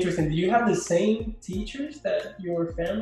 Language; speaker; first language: English; non-native, fluent; Spanish